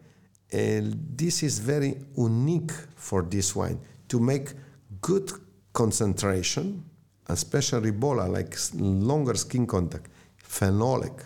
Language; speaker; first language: English; non-native, learner; Slovenian